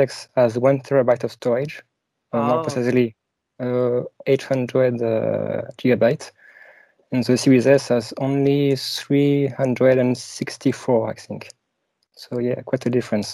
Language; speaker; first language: English; non-native, fluent; French